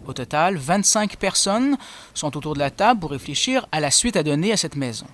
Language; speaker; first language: French; native; French